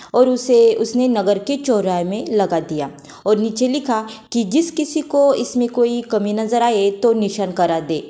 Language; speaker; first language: Hindi; non-native, local second language; Marathi